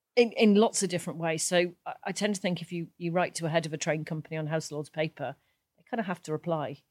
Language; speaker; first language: English; native; English